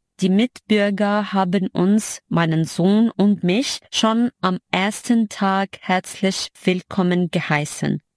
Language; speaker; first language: German; non-native, fluent; Arabic